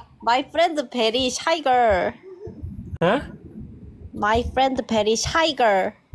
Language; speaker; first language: English; non-native, learner; Korean